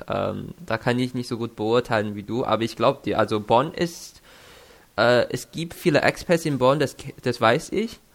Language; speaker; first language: German; non-native, fluent; Chinese